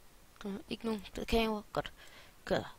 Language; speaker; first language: Danish; native; Danish